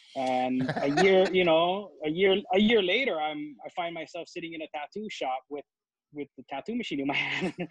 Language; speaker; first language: English; native; English